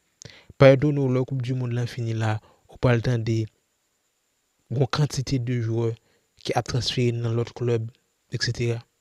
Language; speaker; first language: French; non-native, local second language; Haitian Creole